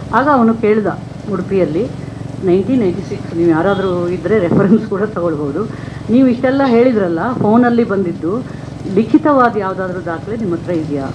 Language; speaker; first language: Kannada; native; Kannada